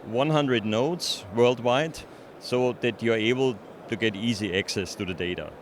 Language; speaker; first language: English; non-native, fluent; German